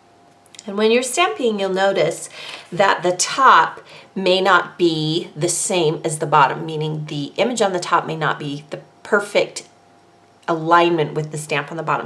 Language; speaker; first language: English; native; English